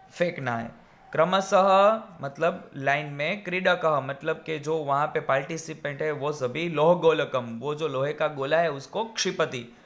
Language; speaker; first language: Hindi; non-native, local second language; Gujarati